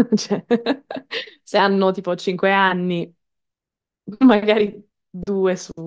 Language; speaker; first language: Italian; non-native, fluent; English